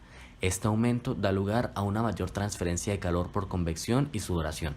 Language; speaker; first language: Spanish; native; Spanish